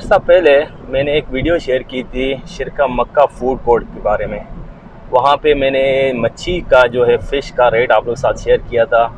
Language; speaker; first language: Hindi; native; Hindi